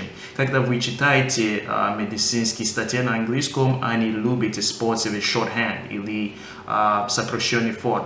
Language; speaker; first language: Russian; non-native, fluent; English